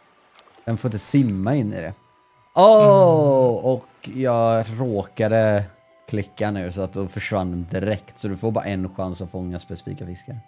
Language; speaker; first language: Swedish; native; Swedish